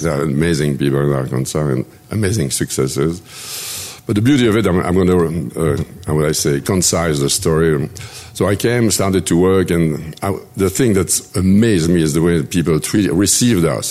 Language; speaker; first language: English; non-native, fluent; French